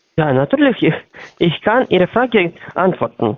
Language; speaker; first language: German; non-native, learner; Russian